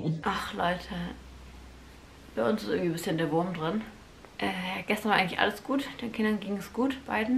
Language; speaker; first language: German; native; German